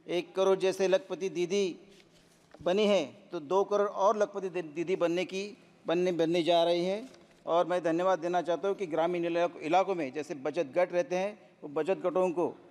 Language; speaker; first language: Hindi; non-native, local second language; Marathi